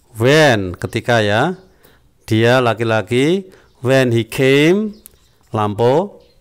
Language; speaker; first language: English; non-native, fluent; Indonesian